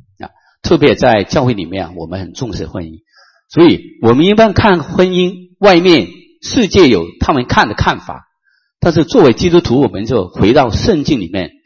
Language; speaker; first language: Chinese; non-native, local second language; Cantonese